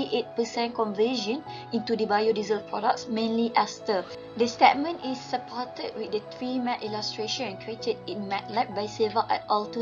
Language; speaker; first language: English; non-native, local second language; Malay